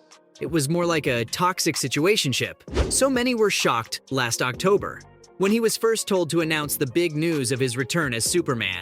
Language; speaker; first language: English; native; English